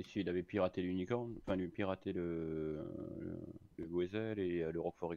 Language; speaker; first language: French; native; French